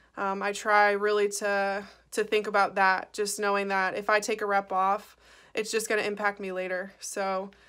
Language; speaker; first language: English; native; English